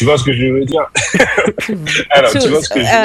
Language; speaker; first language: French; non-native, fluent; English